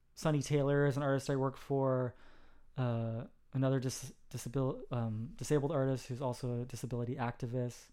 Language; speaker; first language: English; native; English